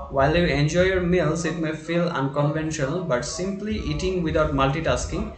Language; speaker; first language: English; non-native, local second language; Bangla